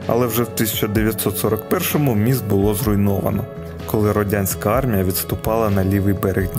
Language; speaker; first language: Ukrainian; native; Ukrainian